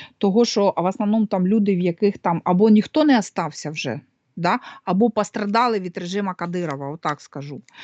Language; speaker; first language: Ukrainian; non-native, local second language; Russian